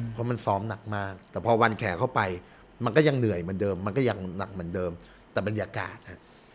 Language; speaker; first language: Thai; early bilingual, heritage; Thai